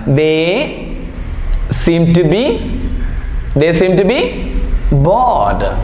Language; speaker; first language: English; non-native, local second language; Malayalam